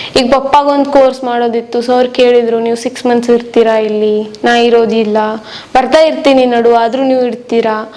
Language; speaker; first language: Kannada; non-native, local second language; Marwari